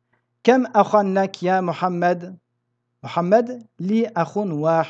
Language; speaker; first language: Arabic; non-native, fluent; French